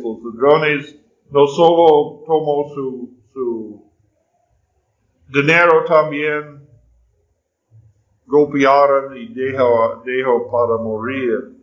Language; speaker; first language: Spanish; non-native, fluent; English